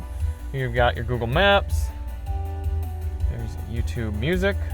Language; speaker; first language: English; native; English